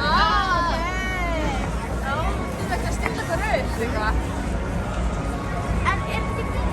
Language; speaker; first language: Icelandic; non-native, learner; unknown